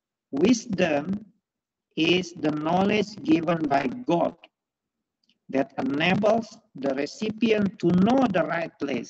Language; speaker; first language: English; non-native, fluent; Indonesian